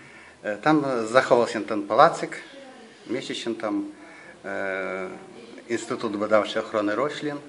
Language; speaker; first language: Polish; non-native, fluent; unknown